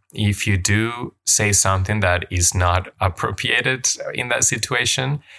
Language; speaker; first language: English; non-native, fluent; Spanish